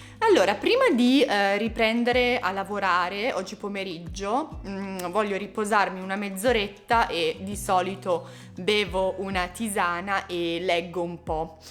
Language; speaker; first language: Italian; native; Italian